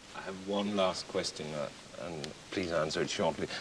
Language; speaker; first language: English; non-native, fluent; Danish